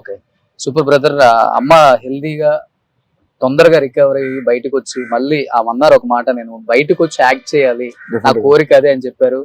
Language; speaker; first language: Telugu; native; Telugu